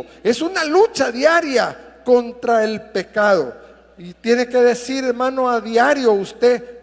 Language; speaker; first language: Spanish; native; Spanish